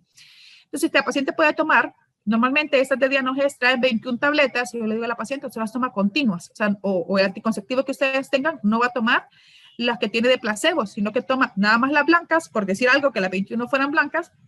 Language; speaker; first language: Spanish; native; Spanish